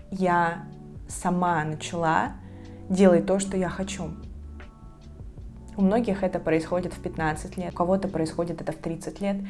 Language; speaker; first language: Russian; native; Russian